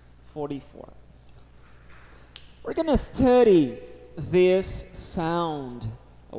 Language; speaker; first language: English; non-native, fluent; Portuguese